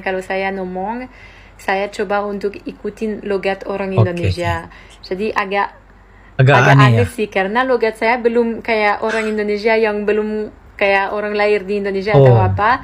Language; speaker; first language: Indonesian; non-native, fluent; French